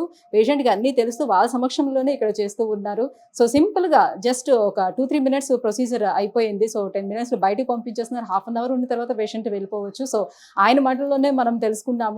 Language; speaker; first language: Telugu; native; Telugu